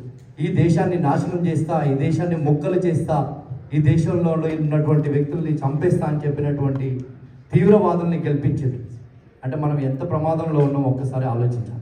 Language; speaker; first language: Telugu; native; Telugu